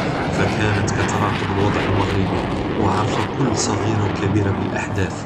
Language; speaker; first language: Arabic; native; Arabic